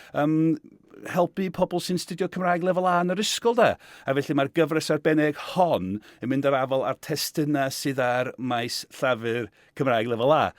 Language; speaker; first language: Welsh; non-native, fluent; English